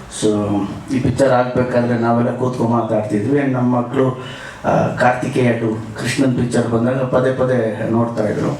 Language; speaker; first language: Kannada; native; Kannada